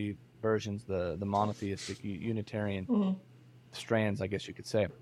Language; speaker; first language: English; native; English